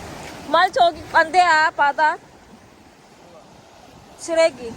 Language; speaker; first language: Korean; non-native, learner; Filipino